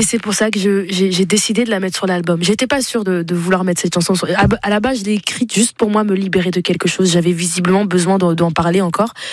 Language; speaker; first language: French; native; French